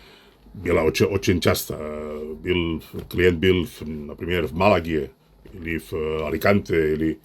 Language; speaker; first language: Russian; non-native, fluent; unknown